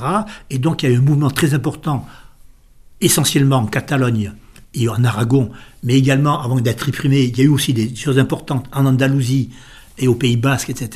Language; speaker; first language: French; native; French